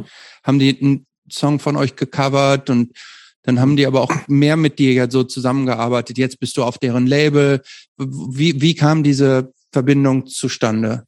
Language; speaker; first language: German; native; German